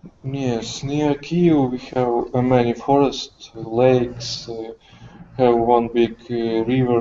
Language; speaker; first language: English; non-native, learner; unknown